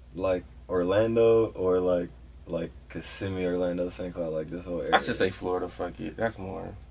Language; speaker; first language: English; native; English